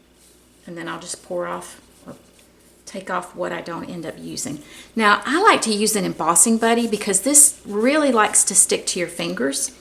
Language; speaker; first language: English; native; English